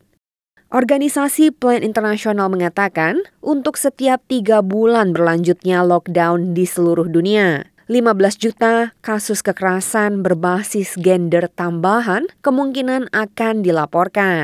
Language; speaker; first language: Indonesian; native; Indonesian